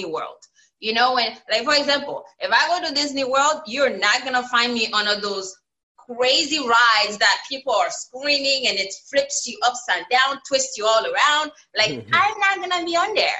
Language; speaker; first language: English; native; English